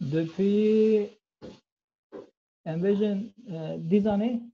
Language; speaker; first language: French; non-native, learner; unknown